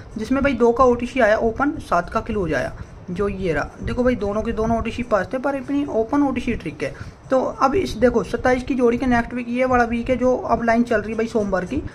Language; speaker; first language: Hindi; native; Hindi